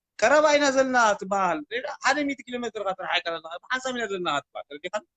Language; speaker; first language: Tigrinya; native; Tigrinya